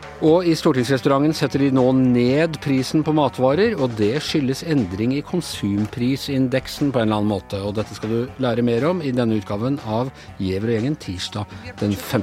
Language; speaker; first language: Norwegian; native; Norwegian